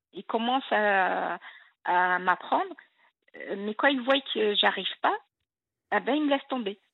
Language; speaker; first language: French; non-native, local second language; Arabic